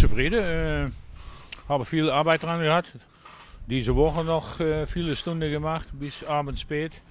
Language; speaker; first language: German; non-native, learner; Dutch